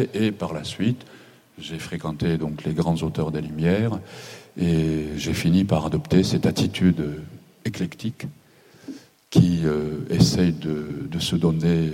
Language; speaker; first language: French; non-native, fluent; Japanese